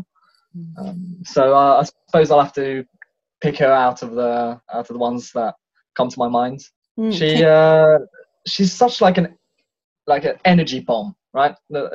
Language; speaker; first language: English; native; English